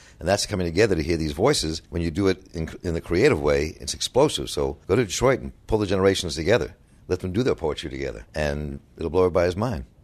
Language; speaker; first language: English; native; English